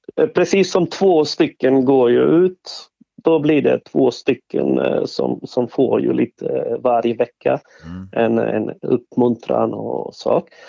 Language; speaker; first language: Swedish; non-native, fluent; Bosnian